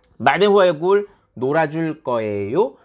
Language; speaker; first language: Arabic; non-native, learner; Korean